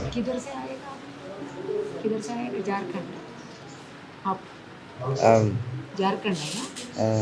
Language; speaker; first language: Hindi; non-native, local second language; Telugu